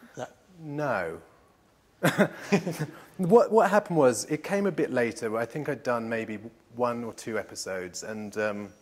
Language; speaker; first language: English; native; English